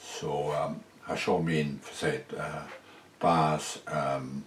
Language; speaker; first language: English; native; English